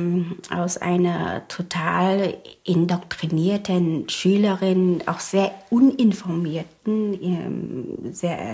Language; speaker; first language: German; non-native, fluent; Vietnamese